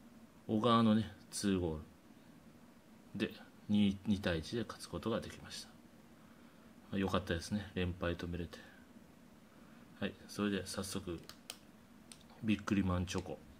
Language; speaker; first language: Japanese; native; Japanese